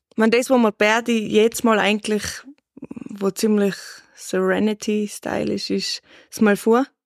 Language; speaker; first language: German; native; German